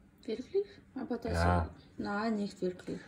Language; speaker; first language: German; non-native, learner; Polish